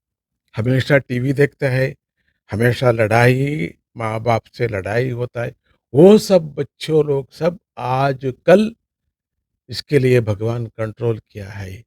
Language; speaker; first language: Hindi; non-native, local second language; Kannada